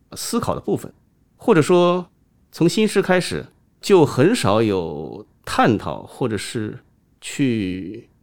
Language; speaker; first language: Chinese; non-native, local second language; Wu Chinese